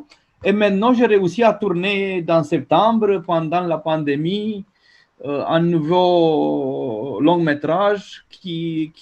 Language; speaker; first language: French; non-native, fluent; Romanian